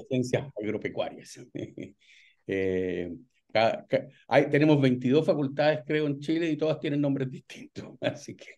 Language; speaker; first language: Spanish; native; Spanish